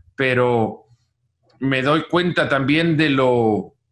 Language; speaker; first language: Spanish; native; Spanish